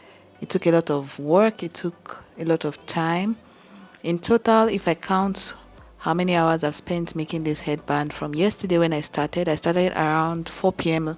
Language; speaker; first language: English; native; English